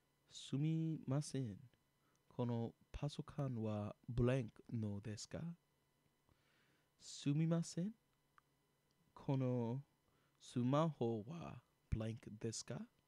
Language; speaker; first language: Japanese; non-native, learner; English